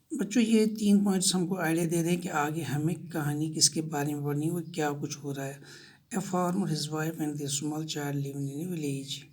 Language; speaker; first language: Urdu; non-native, local second language; Kashmiri